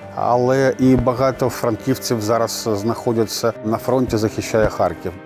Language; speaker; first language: Ukrainian; native; Ukrainian